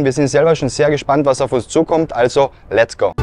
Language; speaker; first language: German; native; German